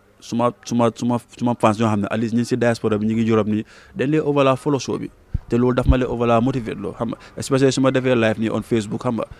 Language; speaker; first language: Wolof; native; Wolof